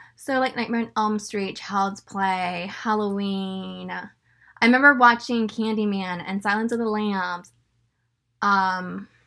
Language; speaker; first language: English; native; English